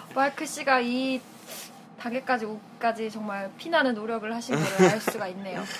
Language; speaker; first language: Korean; native; Korean